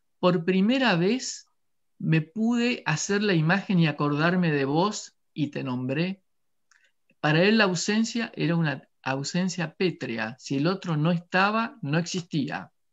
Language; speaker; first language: Spanish; native; Spanish